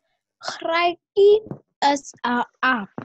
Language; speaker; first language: Afrikaans; non-native, local second language; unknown